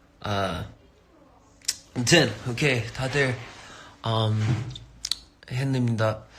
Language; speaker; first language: Korean; non-native, fluent; English